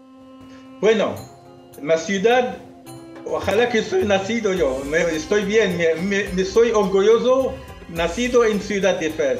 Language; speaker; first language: Spanish; non-native, fluent; Arabic